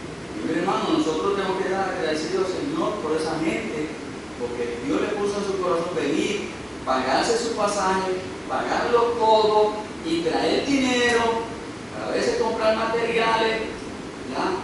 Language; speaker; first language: Spanish; native; Spanish